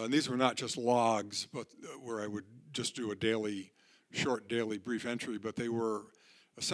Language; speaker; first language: English; native; English